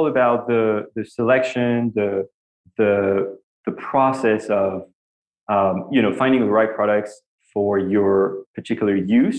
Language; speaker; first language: English; non-native, fluent; French